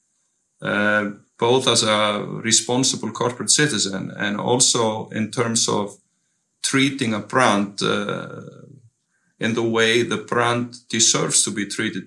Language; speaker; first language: English; non-native, fluent; Icelandic